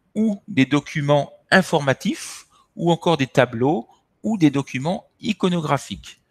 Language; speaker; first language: French; native; French